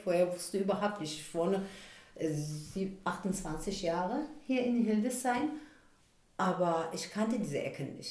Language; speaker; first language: German; non-native, learner; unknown